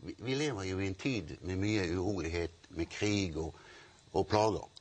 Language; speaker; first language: Norwegian; native; Norwegian